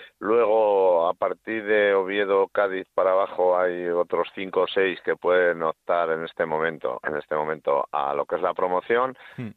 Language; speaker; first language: Spanish; native; Spanish